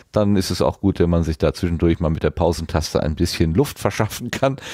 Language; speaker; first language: German; native; German